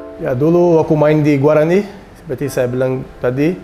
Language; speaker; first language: Indonesian; non-native, learner; Portuguese